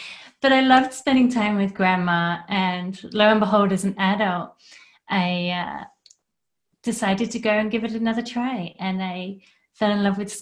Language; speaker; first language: English; native; English